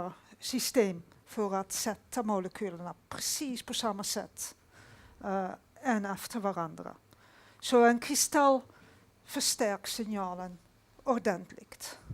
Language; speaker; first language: Swedish; non-native, fluent; Dutch